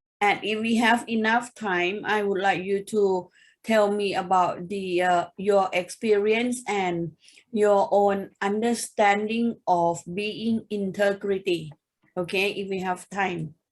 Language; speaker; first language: English; non-native, fluent; Thai